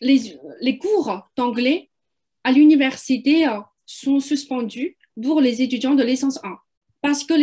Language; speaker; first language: French; non-native, fluent; Chinese